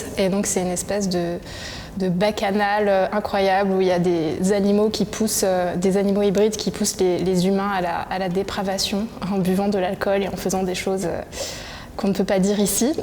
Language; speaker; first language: French; native; French